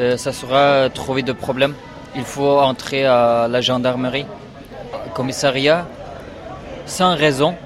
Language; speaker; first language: French; non-native, learner; Uyghur